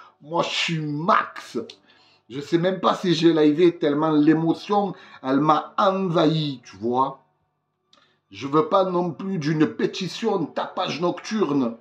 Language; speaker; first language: French; native; French